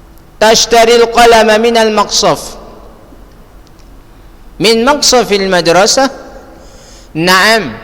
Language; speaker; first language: Arabic; non-native, fluent; Indonesian